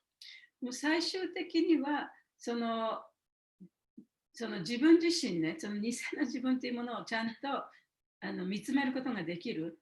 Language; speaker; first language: Japanese; native; Japanese